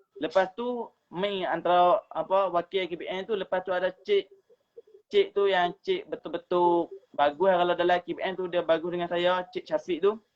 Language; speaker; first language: Malay; native; Malay